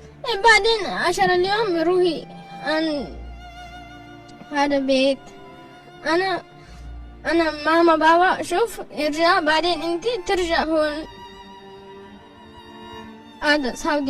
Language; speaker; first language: Arabic; non-native, learner; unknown